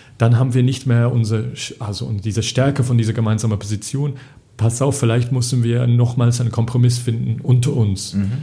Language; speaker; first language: German; non-native, fluent; English